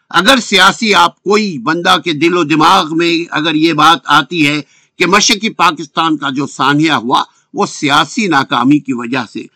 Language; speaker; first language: Urdu; native; Urdu